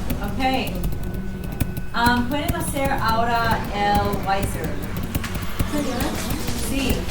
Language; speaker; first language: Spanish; non-native, learner; English